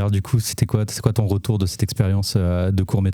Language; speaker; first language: French; native; French